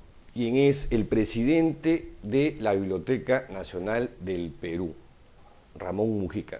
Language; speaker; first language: Spanish; native; Spanish